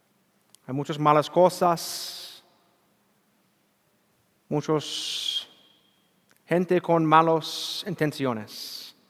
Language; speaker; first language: Spanish; non-native, learner; English